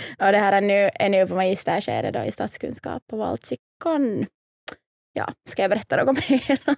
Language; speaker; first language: Swedish; native; Swedish